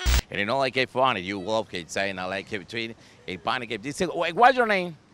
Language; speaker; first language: English; non-native, learner; Spanish